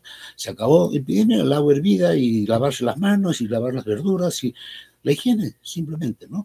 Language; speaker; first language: Spanish; native; Spanish